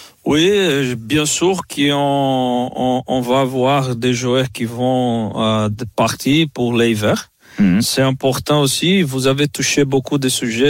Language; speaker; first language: French; non-native, fluent; Portuguese